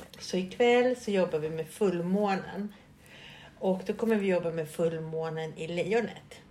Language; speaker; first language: Swedish; early bilingual, other home language; Spanish